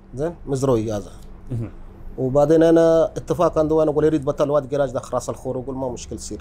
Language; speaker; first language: Arabic; non-native, learner; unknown